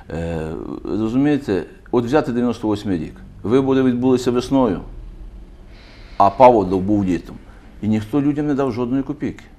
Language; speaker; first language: Ukrainian; native; Ukrainian